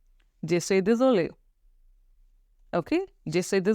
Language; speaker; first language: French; non-native, fluent; Hindi